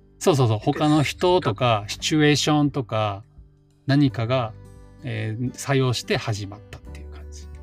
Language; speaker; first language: Japanese; native; Japanese